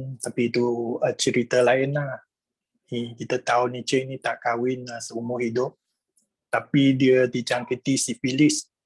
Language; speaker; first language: Malay; non-native, local second language; Chinese